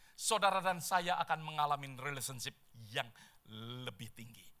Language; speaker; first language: Indonesian; native; Indonesian